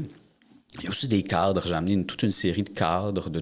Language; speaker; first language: French; native; French